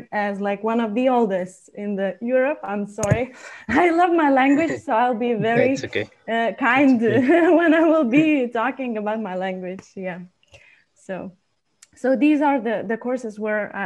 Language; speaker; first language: English; non-native, fluent; Lithuanian